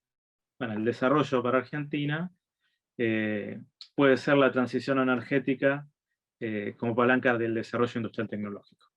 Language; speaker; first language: Spanish; native; Spanish